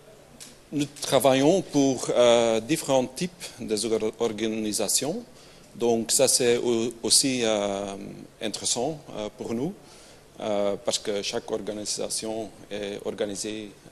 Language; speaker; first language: French; non-native, local second language; Dutch